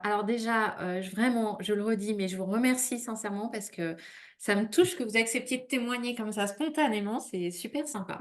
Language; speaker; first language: French; native; French